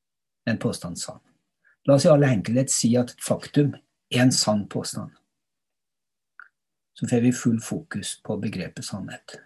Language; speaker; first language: Norwegian; native; Norwegian